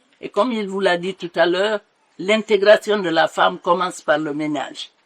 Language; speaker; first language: French; non-native, local second language; Mandingo